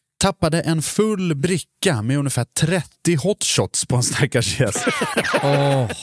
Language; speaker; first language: Swedish; native; Swedish